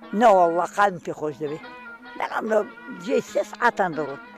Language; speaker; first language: Central Kurdish; native; Central Kurdish